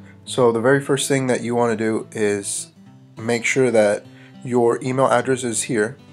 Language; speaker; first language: English; native; English